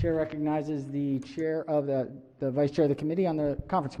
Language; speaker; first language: English; native; English